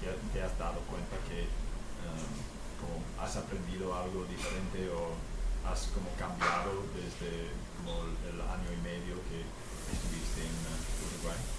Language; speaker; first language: Spanish; non-native, fluent; English